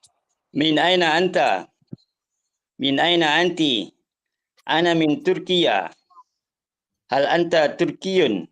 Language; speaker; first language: Arabic; non-native, learner; Malay